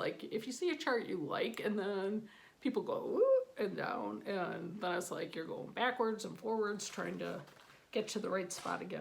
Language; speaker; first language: English; native; English